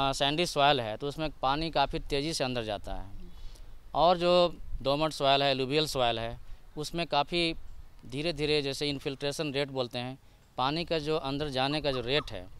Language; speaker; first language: Hindi; native; Hindi